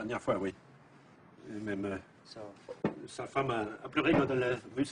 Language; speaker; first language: French; native; French